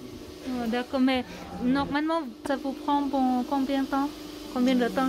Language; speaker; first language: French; non-native, fluent; Vietnamese